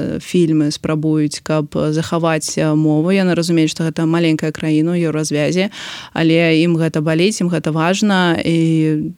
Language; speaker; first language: Belarusian; non-native, local second language; Russian